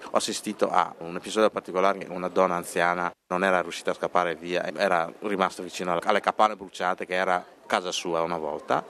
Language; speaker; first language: Italian; non-native, fluent; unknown